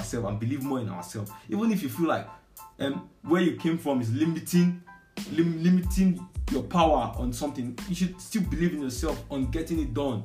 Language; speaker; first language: English; non-native, local second language; Yoruba